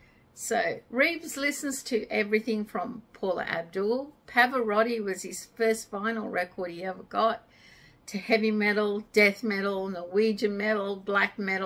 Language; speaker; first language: English; native; English